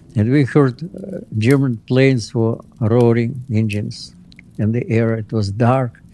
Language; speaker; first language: English; non-native, fluent; Russian